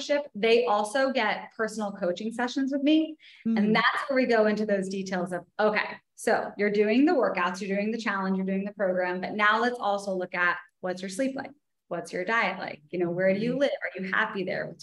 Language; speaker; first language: English; native; English